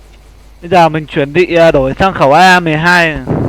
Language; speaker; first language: Vietnamese; native; Vietnamese